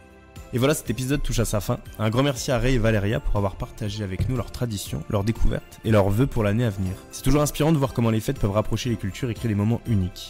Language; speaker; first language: French; native; French